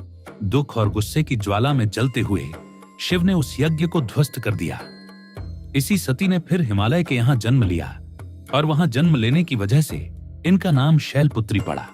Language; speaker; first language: Hindi; native; Hindi